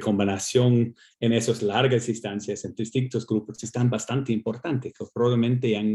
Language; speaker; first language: Spanish; non-native, fluent; English